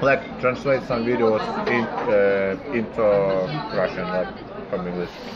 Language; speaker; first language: English; non-native, learner; Russian